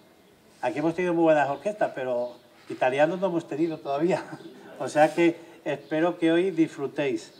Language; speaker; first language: Spanish; native; Spanish